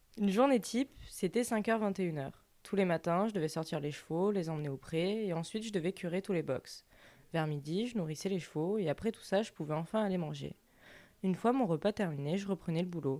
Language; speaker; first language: French; native; French